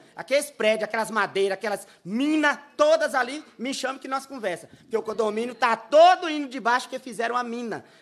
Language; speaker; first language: Portuguese; native; Portuguese